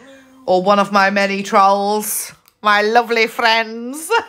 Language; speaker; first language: English; native; English